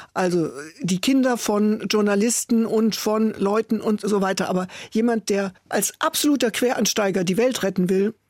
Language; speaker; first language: German; native; German